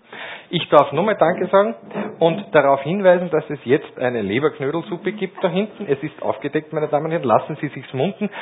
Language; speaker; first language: German; native; German